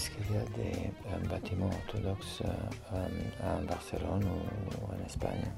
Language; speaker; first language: French; non-native, learner; Serbian